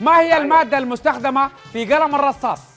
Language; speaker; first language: Arabic; native; Arabic